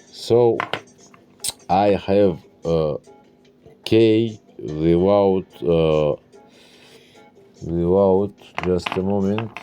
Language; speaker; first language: English; non-native, learner; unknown